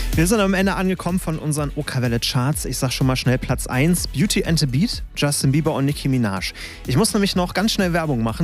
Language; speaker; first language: German; native; German